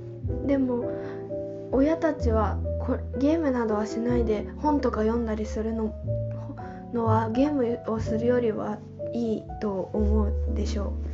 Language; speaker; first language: Japanese; non-native, fluent; Chinese